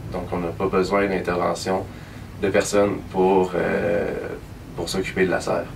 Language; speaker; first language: French; native; French